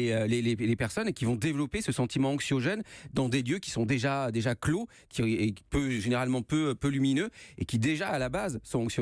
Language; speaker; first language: French; native; French